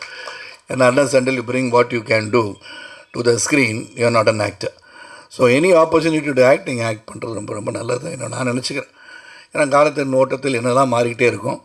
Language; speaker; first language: Tamil; native; Tamil